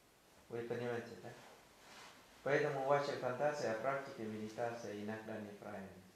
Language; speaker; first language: Russian; non-native, fluent; Thai